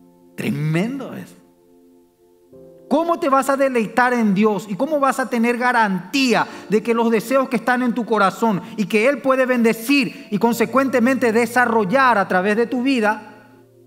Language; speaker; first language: Spanish; native; Spanish